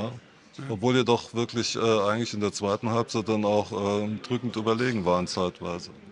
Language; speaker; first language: German; native; German